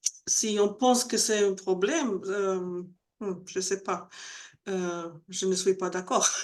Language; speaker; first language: French; non-native, learner; Spanish